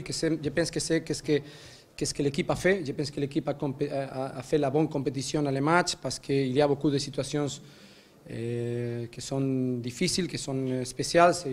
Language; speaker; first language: French; non-native, learner; Spanish